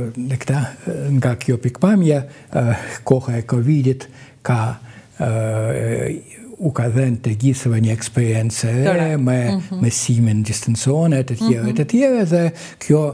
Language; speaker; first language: Albanian; non-native, fluent; Russian